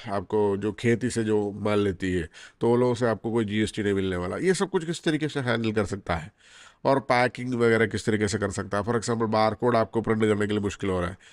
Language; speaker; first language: Hindi; non-native, local second language; Malayalam